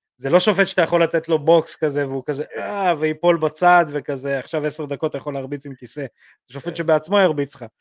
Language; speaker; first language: Hebrew; early bilingual, other home language; Russian